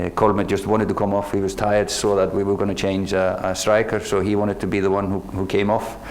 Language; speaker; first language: English; non-native, fluent; Icelandic